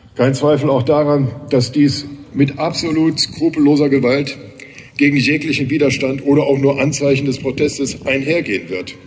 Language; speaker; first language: German; native; German